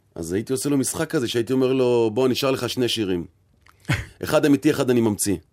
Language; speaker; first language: Hebrew; native; Hebrew